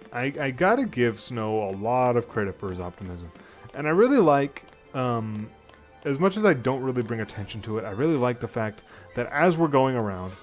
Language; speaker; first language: English; native; English